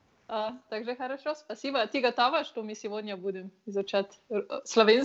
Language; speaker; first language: Russian; non-native, learner; Slovenian